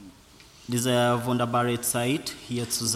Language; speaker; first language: German; non-native, learner; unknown